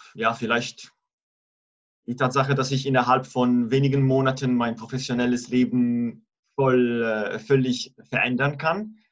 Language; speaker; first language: German; non-native, fluent; Italian